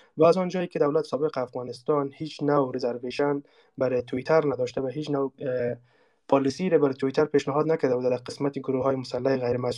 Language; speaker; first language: Persian; native; Persian